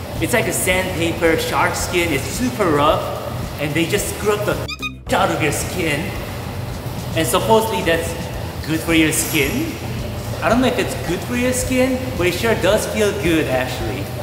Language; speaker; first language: English; non-native, fluent; Korean